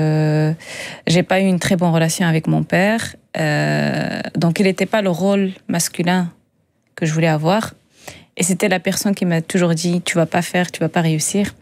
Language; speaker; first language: French; non-native, local second language; Tachelhit